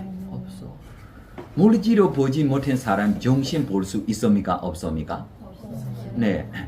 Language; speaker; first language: Korean; non-native, fluent; Burmese